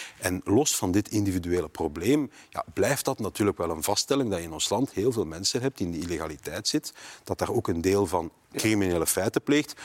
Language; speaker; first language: Dutch; native; Dutch